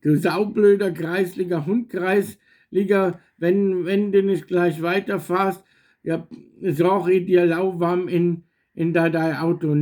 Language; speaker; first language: German; native; German